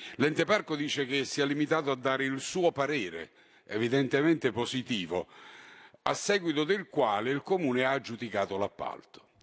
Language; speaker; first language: Italian; native; Italian